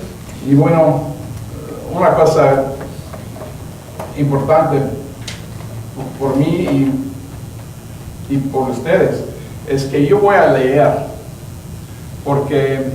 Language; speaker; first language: Spanish; non-native, learner; English